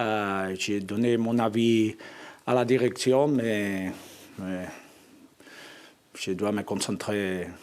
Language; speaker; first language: French; non-native, fluent; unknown